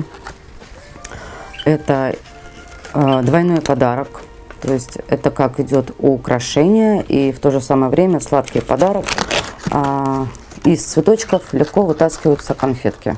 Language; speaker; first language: Russian; native; Russian